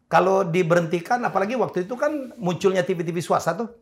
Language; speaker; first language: Indonesian; native; Indonesian